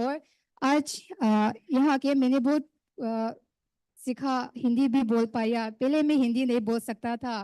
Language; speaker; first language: Hindi; non-native, local second language; Mizo